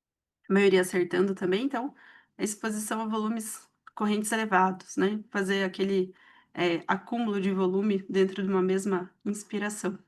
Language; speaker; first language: Portuguese; native; Portuguese